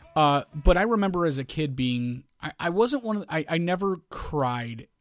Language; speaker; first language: English; native; English